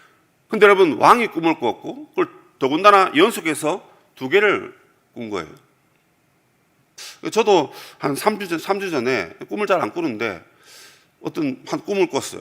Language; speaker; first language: Korean; native; Korean